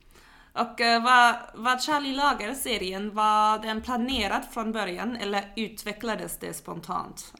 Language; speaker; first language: Swedish; non-native, fluent; German